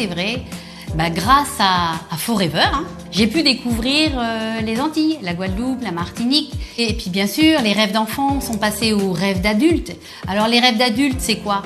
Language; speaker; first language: French; native; French